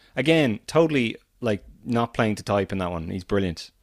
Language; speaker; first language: English; native; English